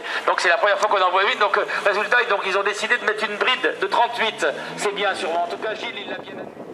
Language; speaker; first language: French; native; French